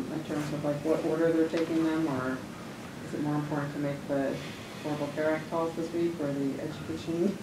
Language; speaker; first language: English; native; English